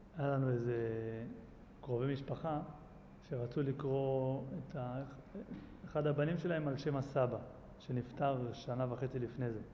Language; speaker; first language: Hebrew; native; Hebrew